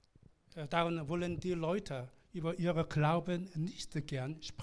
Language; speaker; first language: German; non-native, learner; Korean